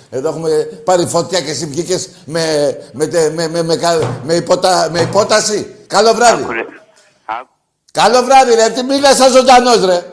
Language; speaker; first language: Greek; native; Greek